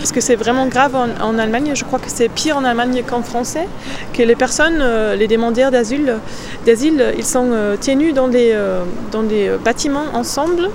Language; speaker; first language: French; non-native, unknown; German